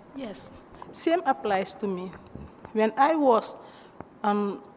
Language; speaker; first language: English; non-native, local second language; Mandingo